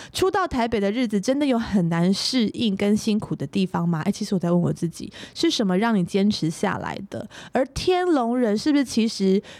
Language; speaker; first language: Chinese; native; Chinese